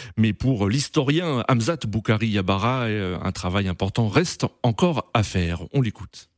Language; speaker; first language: French; native; French